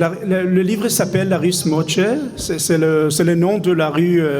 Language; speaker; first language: French; non-native, fluent; Hebrew